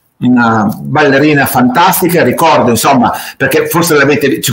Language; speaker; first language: Italian; native; Italian